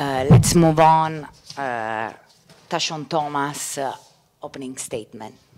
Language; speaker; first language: English; non-native, fluent; Italian